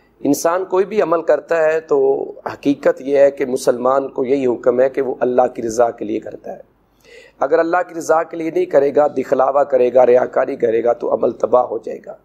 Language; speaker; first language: Urdu; non-native, local second language; Punjabi